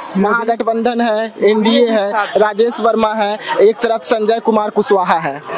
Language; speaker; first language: Hindi; native; Hindi